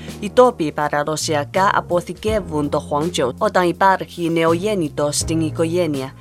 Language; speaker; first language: Greek; non-native, fluent; Chinese